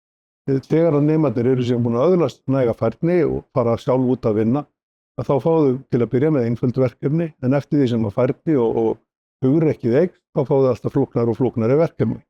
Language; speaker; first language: Icelandic; native; Icelandic